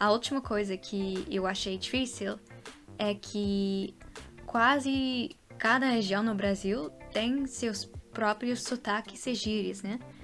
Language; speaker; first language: Portuguese; non-native, fluent; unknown